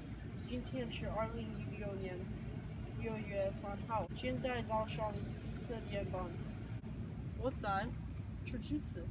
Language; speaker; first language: Chinese; non-native, learner; English